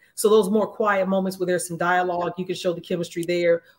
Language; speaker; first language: English; native; English